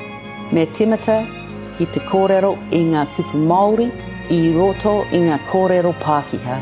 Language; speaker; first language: Māori; non-native, learner; English